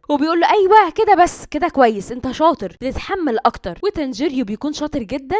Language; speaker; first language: Arabic; native; Arabic